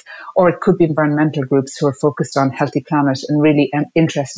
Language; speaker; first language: English; native; English